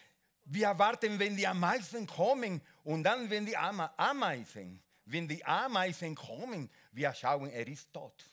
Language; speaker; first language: German; non-native, learner; Spanish